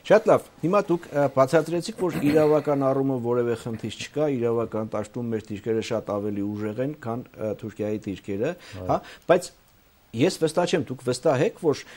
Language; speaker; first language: Armenian; native; Armenian